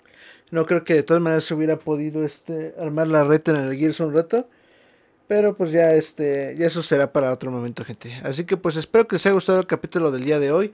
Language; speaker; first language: Spanish; native; Spanish